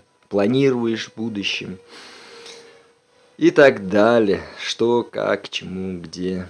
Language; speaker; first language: Russian; non-native, local second language; Uzbek